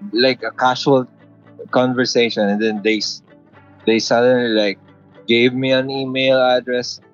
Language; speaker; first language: English; non-native, local second language; Filipino